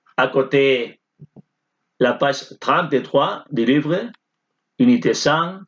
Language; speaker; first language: French; non-native, fluent; Spanish